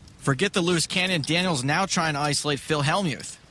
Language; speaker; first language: English; native; English